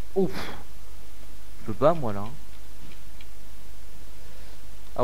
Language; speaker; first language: French; native; French